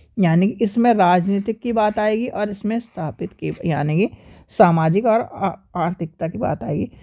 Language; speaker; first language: Hindi; native; Hindi